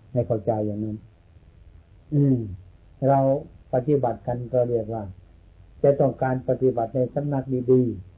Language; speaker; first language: Thai; native; Thai